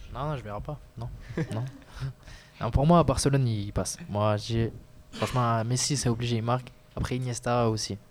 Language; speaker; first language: French; native; French